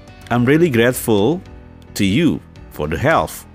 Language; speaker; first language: English; non-native, fluent; Indonesian